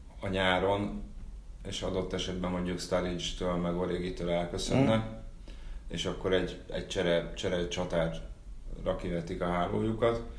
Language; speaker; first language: Hungarian; native; Hungarian